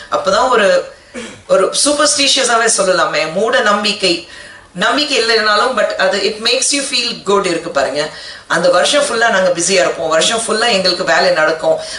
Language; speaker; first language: Tamil; non-native, fluent; Hindi